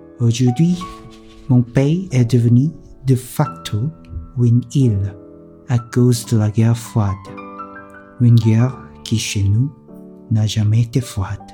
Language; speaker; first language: French; non-native, fluent; Korean